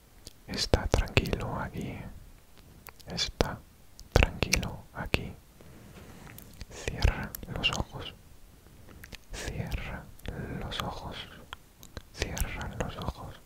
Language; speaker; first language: Spanish; non-native, fluent; Welsh